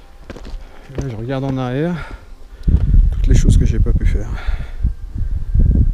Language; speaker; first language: French; native; French